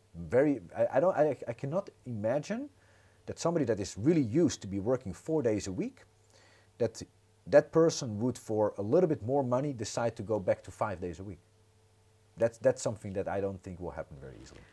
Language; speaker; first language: English; non-native, fluent; Croatian